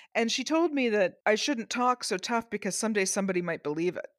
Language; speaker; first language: English; native; English